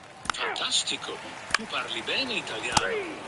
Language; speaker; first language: Italian; non-native, learner; Portuguese